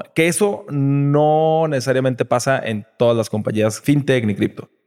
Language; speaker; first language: Spanish; native; Spanish